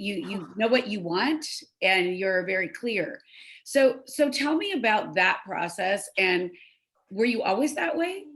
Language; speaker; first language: English; native; English